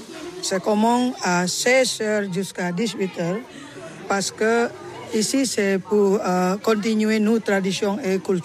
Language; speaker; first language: French; non-native, learner; Balinese